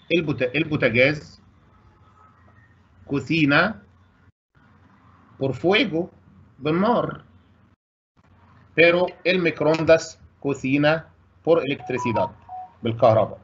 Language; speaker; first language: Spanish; non-native, fluent; Arabic